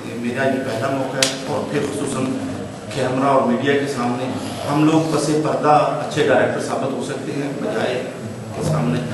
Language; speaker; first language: Urdu; non-native, local second language; Punjabi